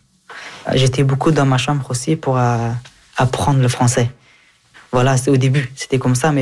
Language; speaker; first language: French; non-native, fluent; Persian